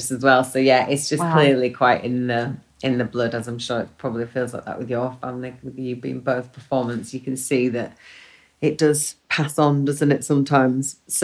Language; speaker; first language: English; native; English